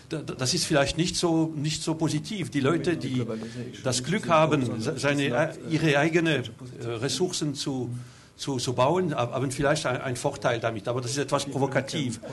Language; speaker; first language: German; non-native, local second language; French